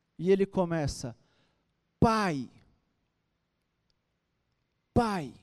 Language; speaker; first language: Portuguese; native; Portuguese